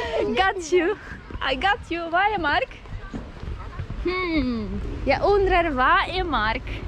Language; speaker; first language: Swedish; non-native, fluent; Indonesian